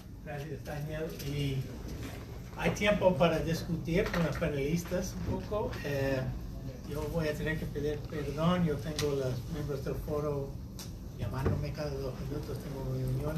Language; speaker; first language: Spanish; non-native, fluent; English